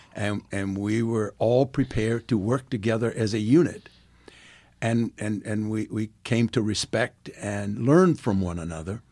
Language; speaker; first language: English; native; English